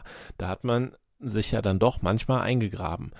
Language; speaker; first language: German; native; German